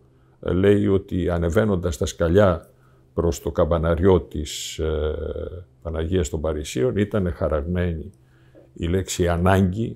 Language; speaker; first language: Greek; native; Greek